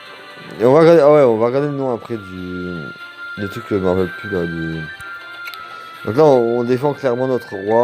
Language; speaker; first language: French; native; French